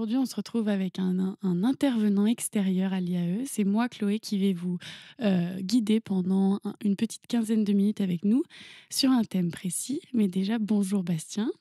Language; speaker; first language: French; native; French